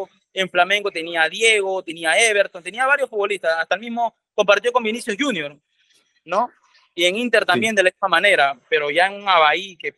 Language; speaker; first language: Spanish; native; Spanish